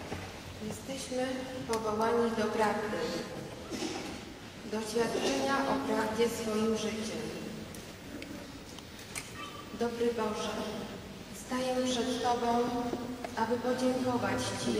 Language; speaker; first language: Polish; native; Polish